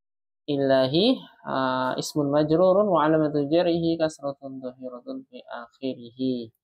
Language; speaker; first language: Arabic; non-native, learner; Indonesian